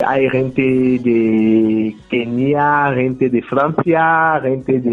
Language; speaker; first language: Spanish; non-native, fluent; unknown